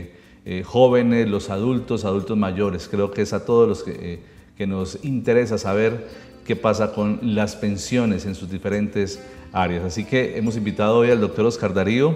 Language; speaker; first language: Spanish; native; Spanish